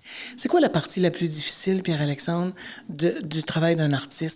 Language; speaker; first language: French; native; French